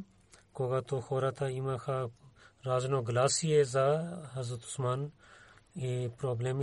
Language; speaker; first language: Bulgarian; non-native, learner; Urdu